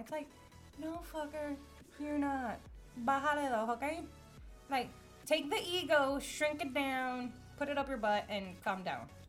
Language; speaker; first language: English; non-native, local second language; Spanish